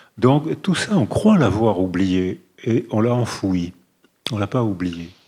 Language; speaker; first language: French; native; French